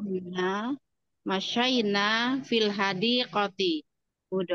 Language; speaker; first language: Arabic; non-native, learner; Indonesian